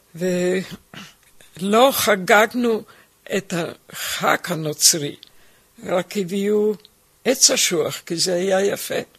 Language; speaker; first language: Hebrew; non-native, fluent; German